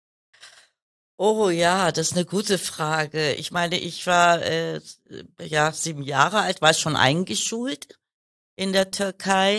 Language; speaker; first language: German; early bilingual, other home language; Kurdish